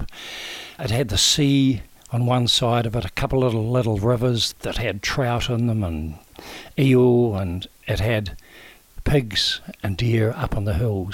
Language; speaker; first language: English; native; English